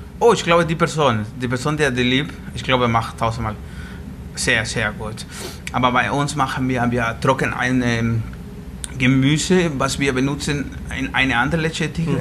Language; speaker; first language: German; non-native, learner; Spanish